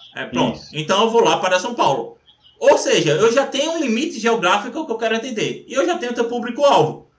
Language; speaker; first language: Portuguese; native; Portuguese